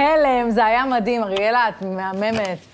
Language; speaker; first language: Hebrew; native; Hebrew